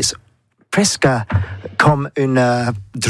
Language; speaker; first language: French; non-native, learner; English